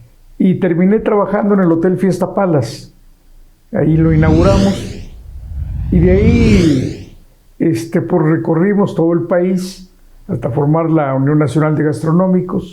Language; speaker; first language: Spanish; native; Spanish